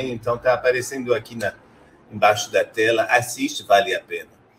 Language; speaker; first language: Portuguese; non-native, fluent; French